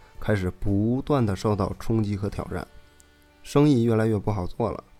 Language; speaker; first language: Chinese; native; Chinese